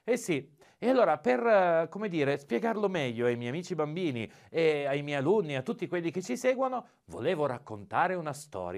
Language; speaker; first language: Italian; native; Italian